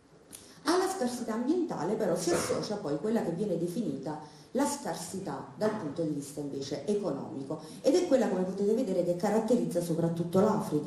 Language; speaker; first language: Italian; native; Italian